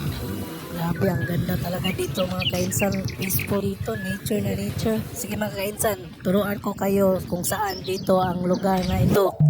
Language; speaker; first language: Filipino; non-native, local second language; Cebuano